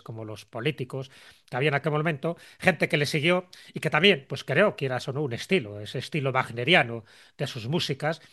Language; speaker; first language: Spanish; native; Spanish